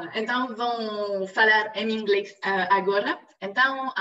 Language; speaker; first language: Portuguese; non-native, fluent; French